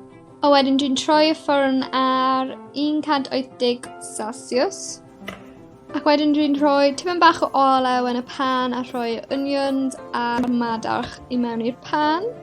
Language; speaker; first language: Welsh; non-native, local second language; English